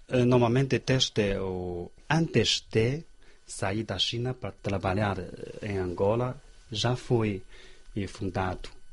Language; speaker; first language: Portuguese; non-native, fluent; Chinese